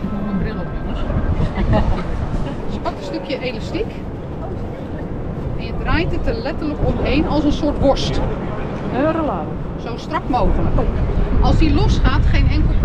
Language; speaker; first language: Dutch; native; Dutch